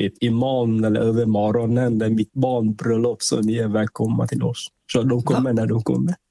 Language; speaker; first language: Swedish; non-native, fluent; Vietnamese